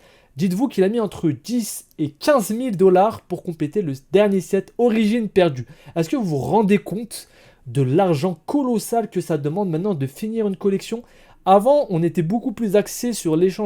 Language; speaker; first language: French; native; French